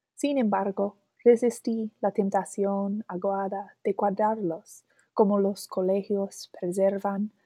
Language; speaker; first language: Spanish; non-native, learner; English